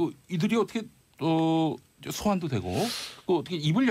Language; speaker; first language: Korean; native; Korean